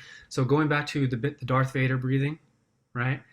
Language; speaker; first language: English; native; English